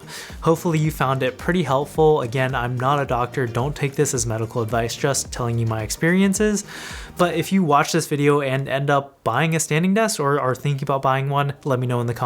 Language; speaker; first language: English; native; English